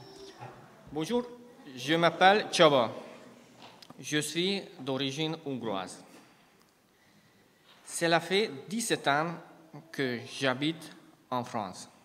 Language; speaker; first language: French; non-native, fluent; Hungarian